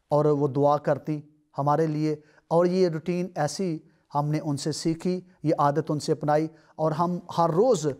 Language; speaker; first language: Urdu; non-native, local second language; Punjabi